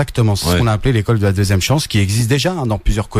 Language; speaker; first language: French; native; French